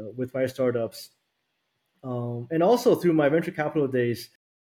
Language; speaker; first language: English; early bilingual, other home language; Chinese